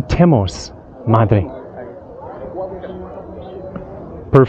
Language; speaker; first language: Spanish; non-native, learner; English